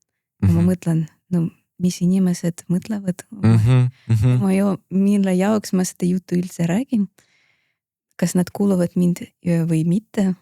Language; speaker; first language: Estonian; non-native, local second language; Russian